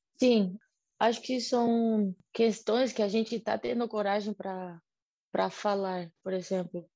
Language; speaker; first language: Portuguese; non-native, fluent; Spanish